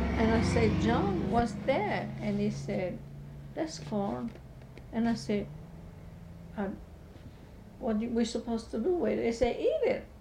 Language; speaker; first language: English; non-native, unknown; Italian